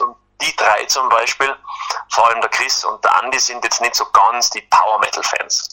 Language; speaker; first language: German; native; German